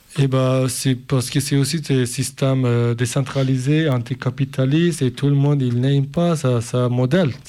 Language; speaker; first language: French; non-native, learner; Kurdish